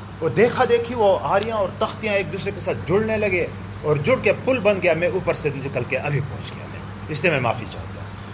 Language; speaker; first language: Urdu; non-native, local second language; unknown